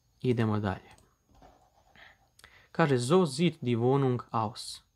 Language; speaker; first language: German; non-native, fluent; Bosnian